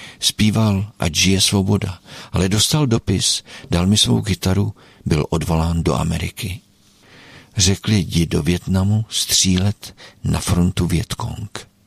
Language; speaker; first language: Czech; native; Czech